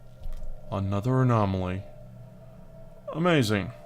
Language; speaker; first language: English; native; English